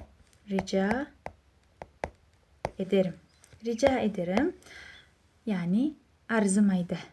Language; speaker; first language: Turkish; non-native, fluent; Uzbek